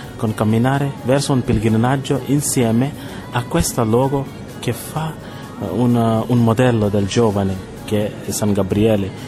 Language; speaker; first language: Italian; non-native, learner; Konkani